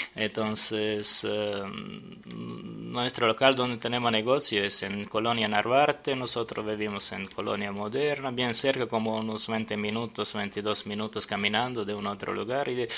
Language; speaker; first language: Spanish; non-native, fluent; Serbian